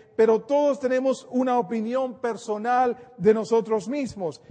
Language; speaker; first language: Spanish; native; Spanish